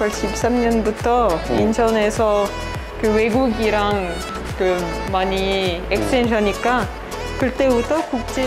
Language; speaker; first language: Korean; non-native, learner; French